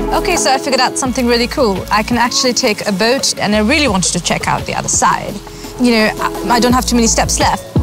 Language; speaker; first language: English; native; English